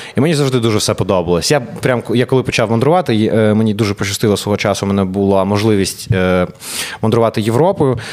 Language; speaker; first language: Ukrainian; non-native, local second language; Russian